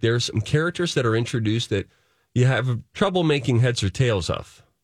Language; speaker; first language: English; native; English